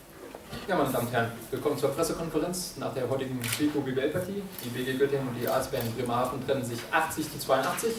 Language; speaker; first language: German; native; German